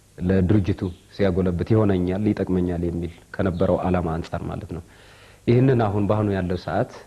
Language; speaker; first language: Amharic; non-native, local second language; Tigrinya